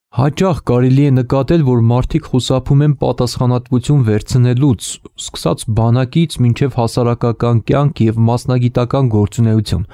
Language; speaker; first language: Armenian; native; Armenian